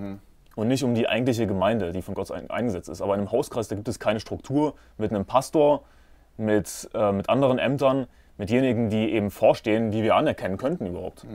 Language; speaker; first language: German; native; German